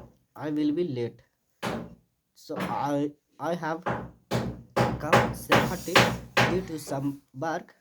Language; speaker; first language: English; non-native, learner; Hindi